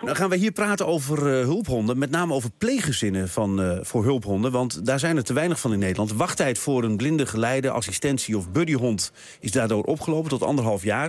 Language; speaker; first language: Dutch; native; Dutch